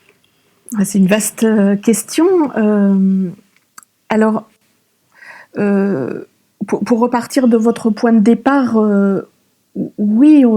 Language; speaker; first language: French; native; French